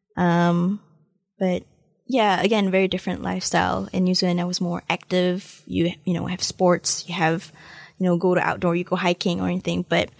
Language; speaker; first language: English; early bilingual, other home language; Malay